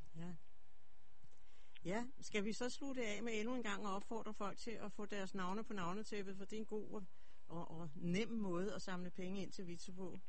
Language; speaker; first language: Danish; native; Danish